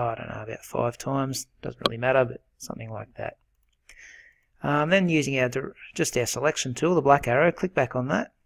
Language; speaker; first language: English; native; English